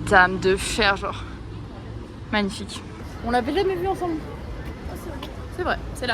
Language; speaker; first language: French; native; French